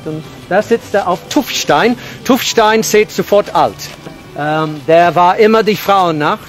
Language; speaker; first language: German; non-native, fluent; English